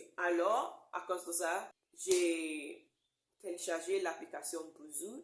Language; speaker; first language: French; non-native, learner; English